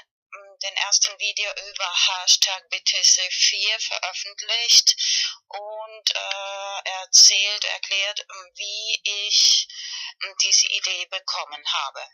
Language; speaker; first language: German; non-native, fluent; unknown